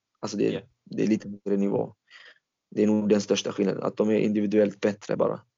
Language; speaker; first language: Swedish; early bilingual, other home language; Turkish